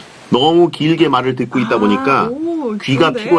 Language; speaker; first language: Korean; native; Korean